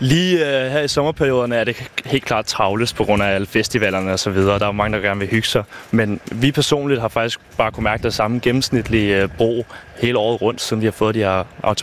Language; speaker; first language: Danish; native; Danish